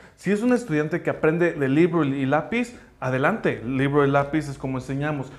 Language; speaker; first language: Spanish; non-native, fluent; English